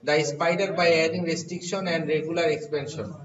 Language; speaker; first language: English; non-native, local second language; Bangla